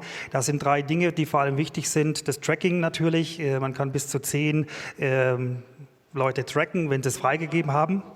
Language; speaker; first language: German; native; German